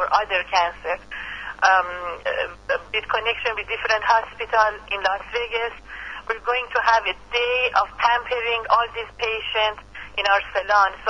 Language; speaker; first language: English; non-native, fluent; Persian